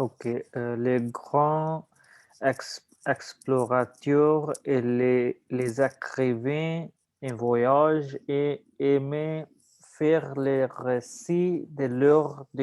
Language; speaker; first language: French; non-native, learner; Hindi